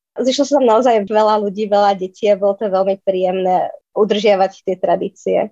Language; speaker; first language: Slovak; native; Slovak